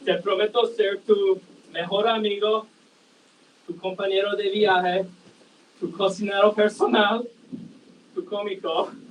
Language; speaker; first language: Spanish; non-native, learner; English